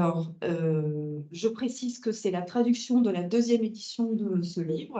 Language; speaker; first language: French; native; French